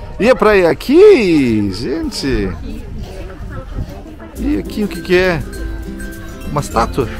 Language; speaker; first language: Portuguese; non-native, fluent; French